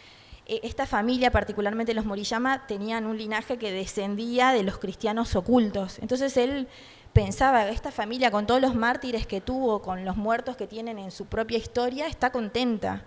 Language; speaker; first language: Spanish; native; Spanish